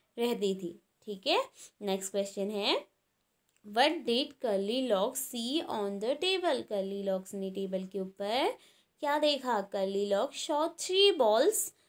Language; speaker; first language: Hindi; native; Hindi